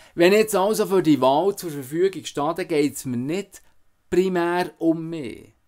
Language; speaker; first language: German; native; German